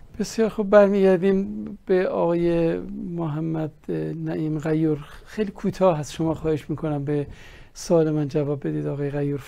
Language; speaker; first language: Persian; native; Persian